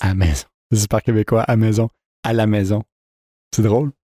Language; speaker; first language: French; early bilingual, heritage; French